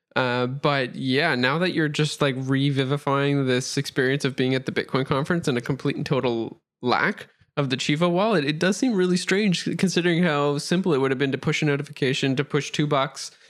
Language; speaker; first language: English; native; English